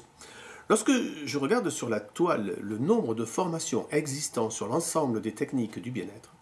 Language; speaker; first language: French; native; French